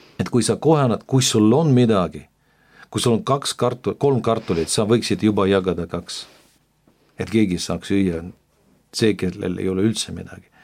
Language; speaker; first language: Estonian; non-native, local second language; Russian